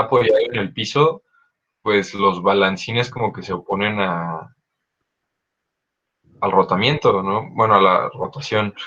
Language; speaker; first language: Spanish; native; Spanish